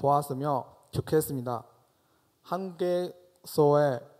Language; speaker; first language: Korean; non-native, fluent; Chinese